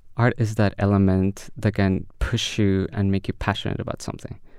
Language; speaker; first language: English; early bilingual, other home language; Spanish